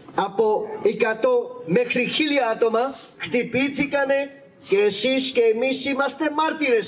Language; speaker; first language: Greek; non-native, learner; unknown